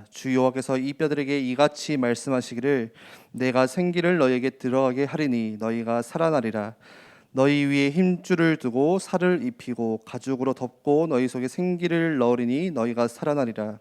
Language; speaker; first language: Korean; native; Korean